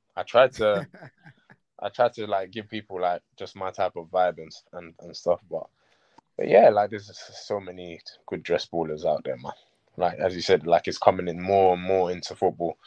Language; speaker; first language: English; native; English